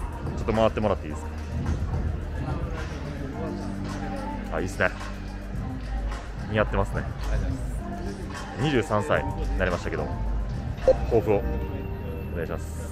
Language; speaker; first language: Japanese; native; Japanese